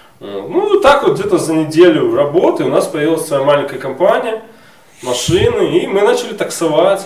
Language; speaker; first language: Russian; native; Russian